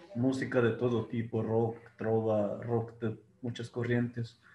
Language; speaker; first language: Spanish; non-native, local second language; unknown